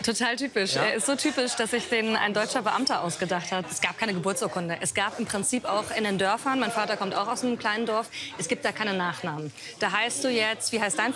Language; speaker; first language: German; native; German